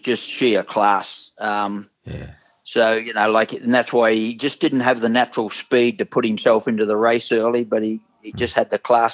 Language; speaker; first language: English; native; English